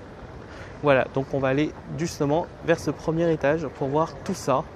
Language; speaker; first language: French; native; French